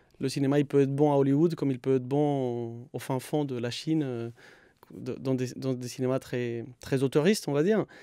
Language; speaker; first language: French; non-native, fluent; Spanish